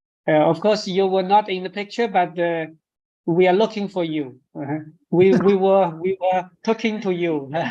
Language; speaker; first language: English; non-native, fluent; Chinese